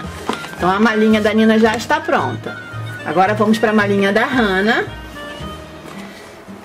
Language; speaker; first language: Portuguese; native; Portuguese